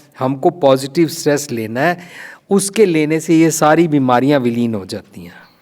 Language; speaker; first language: Hindi; non-native, local second language; Punjabi